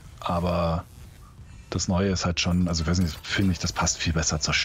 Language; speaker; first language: German; native; German